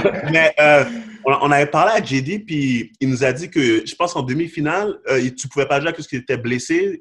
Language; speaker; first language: French; native; French